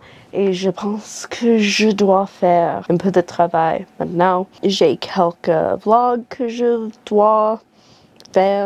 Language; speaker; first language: French; non-native, learner; English